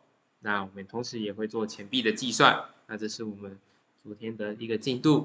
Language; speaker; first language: Chinese; native; Chinese